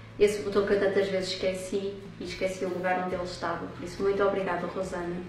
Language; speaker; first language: Portuguese; native; Portuguese